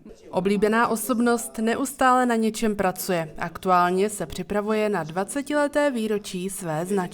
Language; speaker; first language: Czech; native; Czech